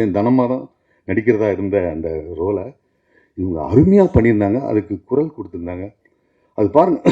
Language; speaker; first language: Tamil; native; Tamil